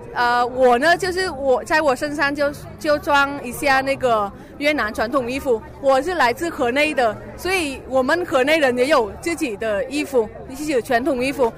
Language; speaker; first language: Chinese; non-native, learner; Vietnamese